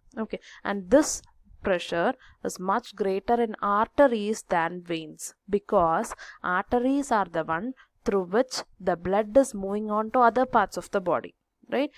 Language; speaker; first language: English; non-native, local second language; Malayalam